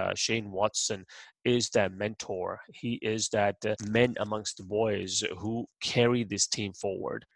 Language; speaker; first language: English; non-native, local second language; Urdu